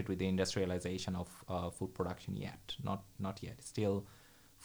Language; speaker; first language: English; non-native, local second language; Bangla